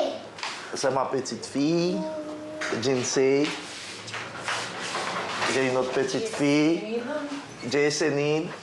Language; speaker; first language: French; non-native, local second language; Haitian Creole